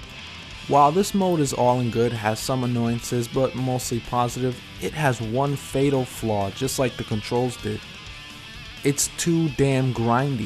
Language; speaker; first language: English; native; English